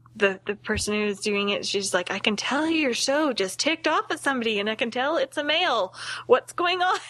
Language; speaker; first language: English; native; English